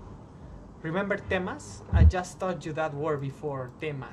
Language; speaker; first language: English; non-native, fluent; Spanish